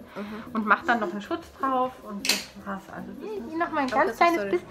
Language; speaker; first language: German; native; German